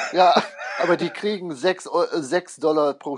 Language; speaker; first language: German; non-native, fluent; English